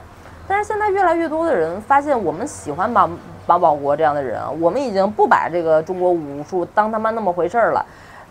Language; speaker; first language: Chinese; native; Chinese